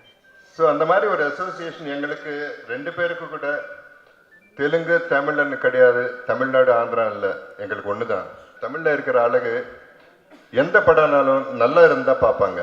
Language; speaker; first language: Tamil; non-native, local second language; Telugu